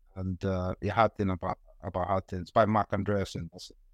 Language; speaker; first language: English; non-native, local second language; Yoruba